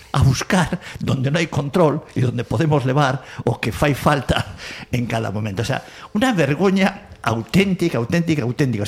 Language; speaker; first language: Galician; non-native, local second language; Spanish